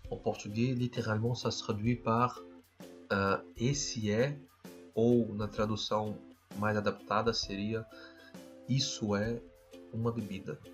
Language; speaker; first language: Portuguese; non-native, fluent; French